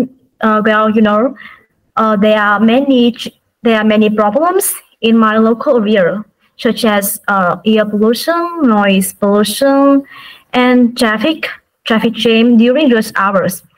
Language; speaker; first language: English; non-native, learner; Vietnamese